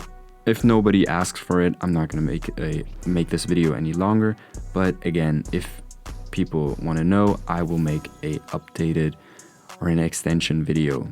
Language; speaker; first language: English; non-native, fluent; German